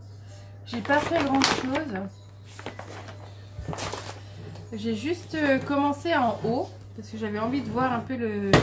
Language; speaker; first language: French; native; French